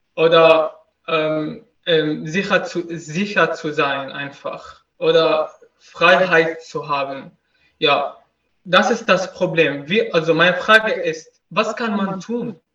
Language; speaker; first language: German; non-native, fluent; Arabic